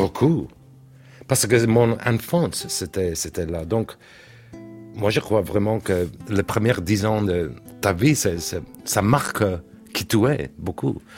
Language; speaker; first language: French; non-native, learner; English